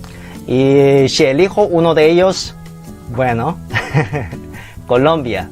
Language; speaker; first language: Spanish; non-native, fluent; Korean